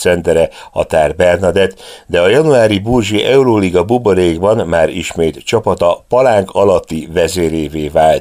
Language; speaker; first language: Hungarian; native; Hungarian